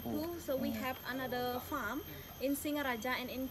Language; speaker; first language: English; non-native, learner; Indonesian